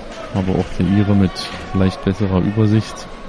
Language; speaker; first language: German; native; German